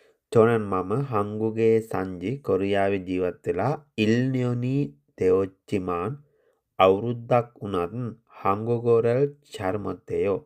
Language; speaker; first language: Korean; non-native, fluent; Sinhala